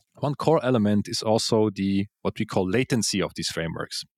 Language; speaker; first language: English; non-native, fluent; Swiss German